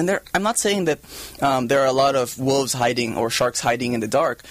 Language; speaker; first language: English; non-native, local second language; Filipino